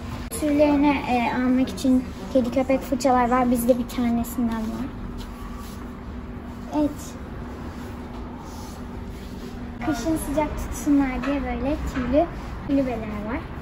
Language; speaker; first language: Turkish; native; Turkish